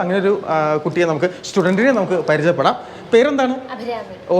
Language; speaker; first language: Malayalam; native; Malayalam